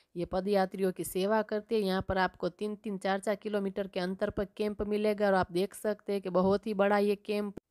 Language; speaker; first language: Hindi; non-native, local second language; Gujarati